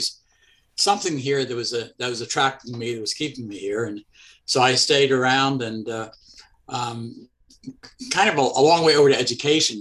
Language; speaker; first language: English; native; English